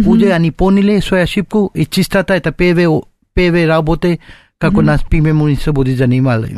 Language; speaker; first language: Russian; non-native, learner; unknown